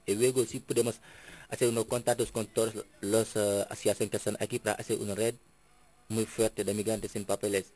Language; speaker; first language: Spanish; non-native, fluent; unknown